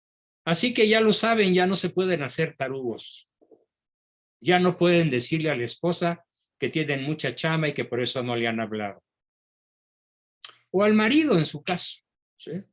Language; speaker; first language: Spanish; native; Spanish